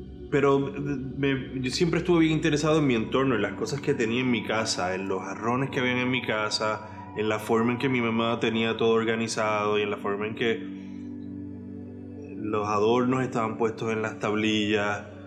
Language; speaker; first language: Spanish; native; Spanish